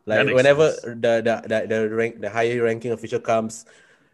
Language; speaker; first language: English; non-native, local second language; Malay